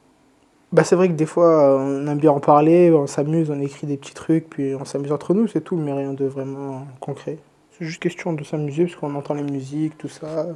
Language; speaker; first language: French; native; French